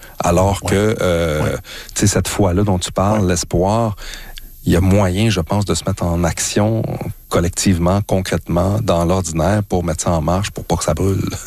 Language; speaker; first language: French; native; French